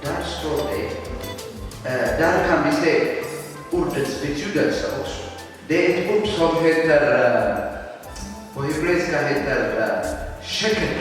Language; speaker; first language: Swedish; non-native, fluent; Tigrinya